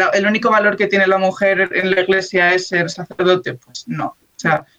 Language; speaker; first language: Spanish; native; Spanish